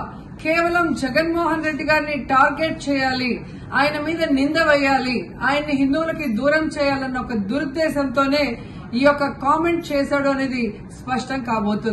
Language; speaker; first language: Telugu; native; Telugu